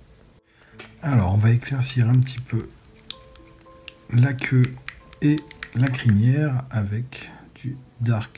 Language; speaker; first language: French; native; French